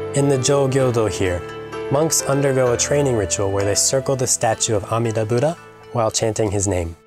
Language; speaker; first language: English; native; English